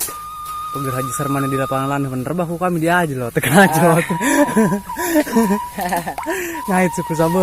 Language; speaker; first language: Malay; non-native, local second language; Sundanese